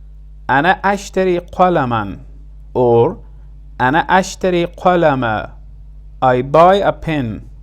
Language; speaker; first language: Arabic; non-native, fluent; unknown